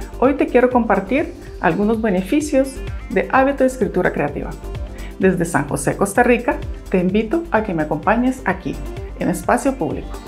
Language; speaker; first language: Spanish; non-native, fluent; Russian